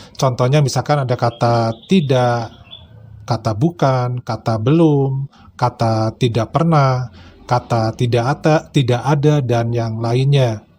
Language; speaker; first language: Indonesian; native; Indonesian